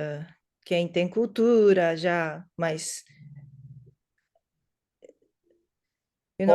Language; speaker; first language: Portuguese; non-native, learner; English